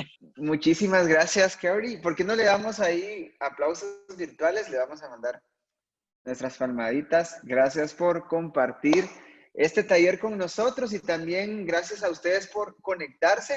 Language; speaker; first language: Spanish; native; Spanish